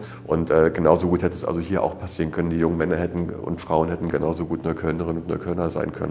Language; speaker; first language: German; native; German